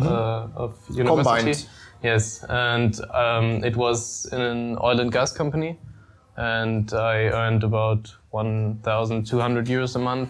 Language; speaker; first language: English; non-native, fluent; German